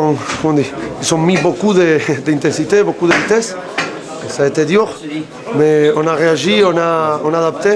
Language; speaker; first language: French; non-native, fluent; Spanish